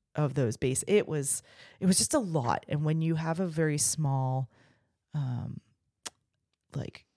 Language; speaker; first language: English; native; English